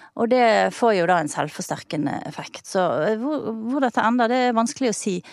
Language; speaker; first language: Norwegian; native; Norwegian